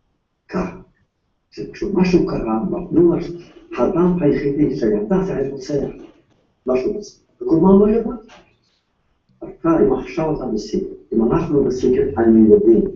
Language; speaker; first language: Hebrew; non-native, fluent; Yiddish